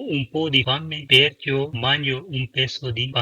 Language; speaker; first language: Italian; non-native, fluent; Punjabi